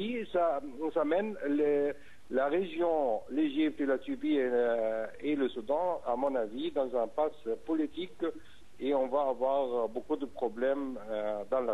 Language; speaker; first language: French; non-native, fluent; Arabic